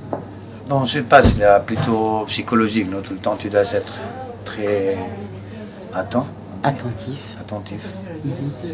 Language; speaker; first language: French; non-native, learner; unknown